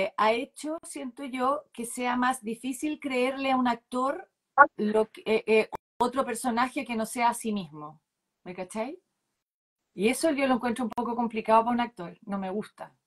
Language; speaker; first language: Spanish; native; Spanish